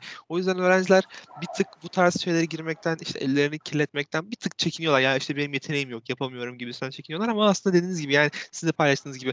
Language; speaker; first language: Turkish; native; Turkish